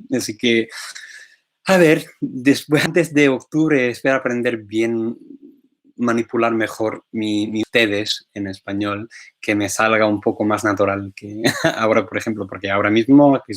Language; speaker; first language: Spanish; non-native, fluent; English